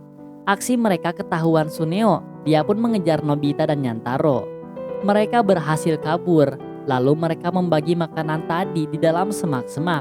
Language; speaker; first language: Indonesian; native; Indonesian